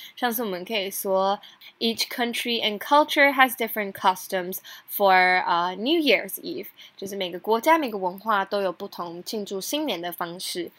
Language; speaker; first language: Chinese; native; Chinese